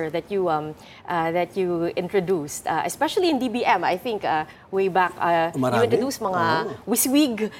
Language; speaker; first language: English; non-native, local second language; Filipino